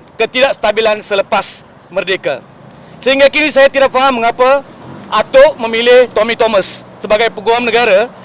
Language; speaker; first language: Malay; non-native, local second language; Tamil